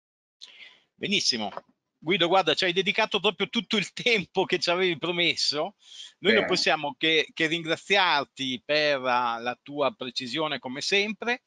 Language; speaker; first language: Italian; native; Italian